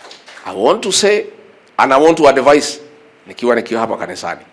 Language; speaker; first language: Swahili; non-native, local second language; Kikuyu